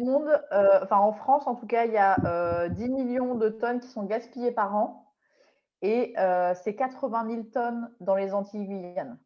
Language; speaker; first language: French; native; French